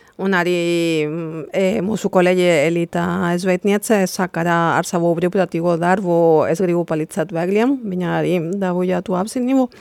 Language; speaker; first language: Latvian; non-native, fluent; Spanish